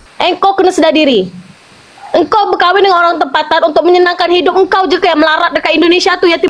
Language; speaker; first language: Malay; native; Malay